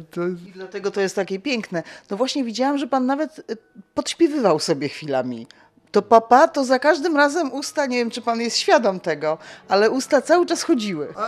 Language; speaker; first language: Polish; native; Polish